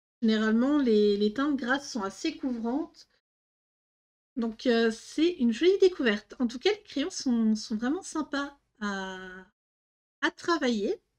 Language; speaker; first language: French; native; French